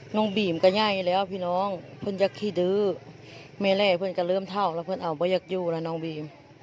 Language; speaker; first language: Thai; native; Thai